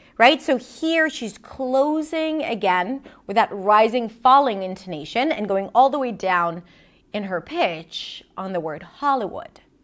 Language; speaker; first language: English; non-native, fluent; Hebrew